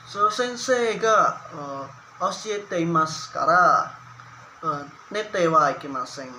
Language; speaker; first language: Japanese; non-native, learner; Indonesian